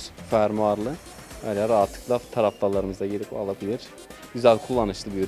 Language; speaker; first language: Turkish; native; Turkish